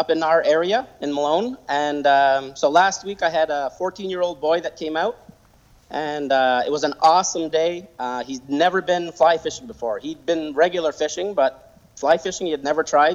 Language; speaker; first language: English; native; English